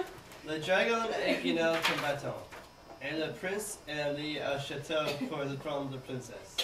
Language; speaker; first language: French; non-native, learner; English